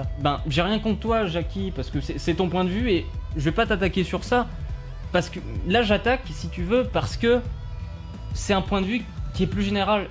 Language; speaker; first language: French; native; French